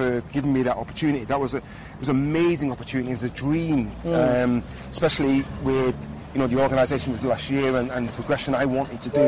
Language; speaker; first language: English; native; English